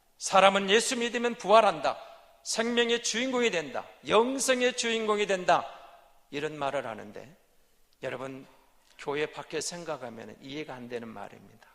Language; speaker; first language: Korean; native; Korean